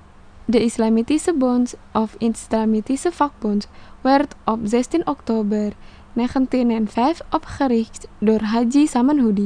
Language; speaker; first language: Dutch; non-native, fluent; Indonesian